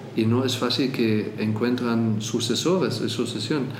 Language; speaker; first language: Spanish; non-native, fluent; German